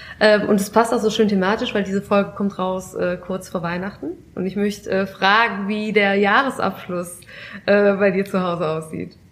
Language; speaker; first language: German; native; German